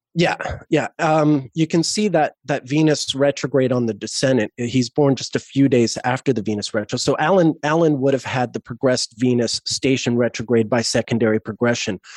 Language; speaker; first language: English; native; English